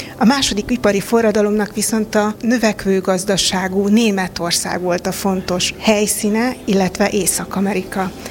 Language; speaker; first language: Hungarian; native; Hungarian